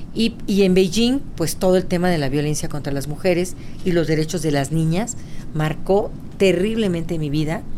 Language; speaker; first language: Spanish; native; Spanish